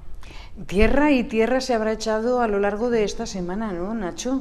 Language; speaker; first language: Spanish; native; Spanish